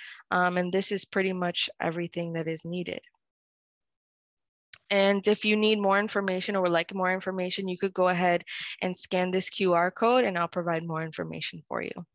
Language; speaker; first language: English; early bilingual, other home language; Spanish